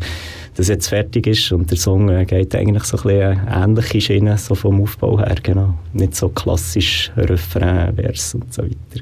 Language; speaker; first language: German; native; German